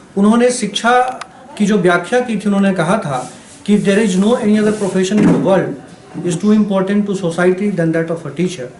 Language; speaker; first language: Hindi; native; Hindi